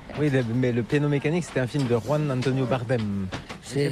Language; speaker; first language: French; native; French